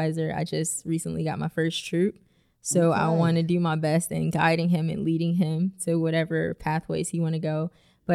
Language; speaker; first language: English; native; English